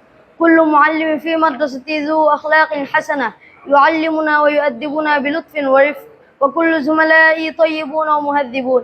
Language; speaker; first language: Arabic; non-native, learner; Bangla